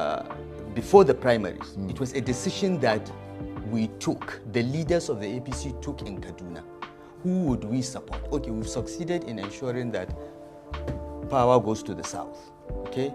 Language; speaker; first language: English; non-native, local second language; Hausa